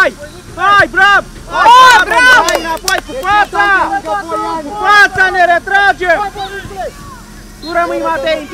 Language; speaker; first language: Romanian; native; Romanian